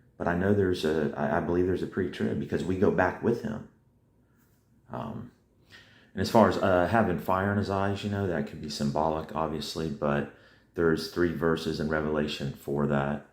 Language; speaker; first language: English; native; English